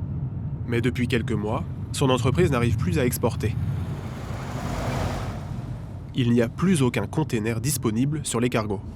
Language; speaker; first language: French; native; French